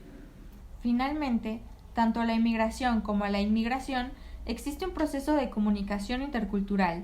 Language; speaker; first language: Spanish; native; Spanish